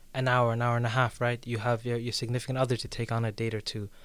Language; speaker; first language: English; native; English